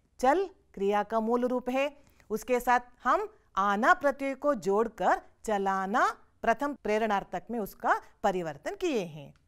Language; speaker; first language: Hindi; non-native, local second language; Kannada